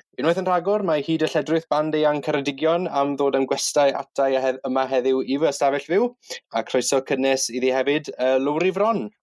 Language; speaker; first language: Welsh; native; Welsh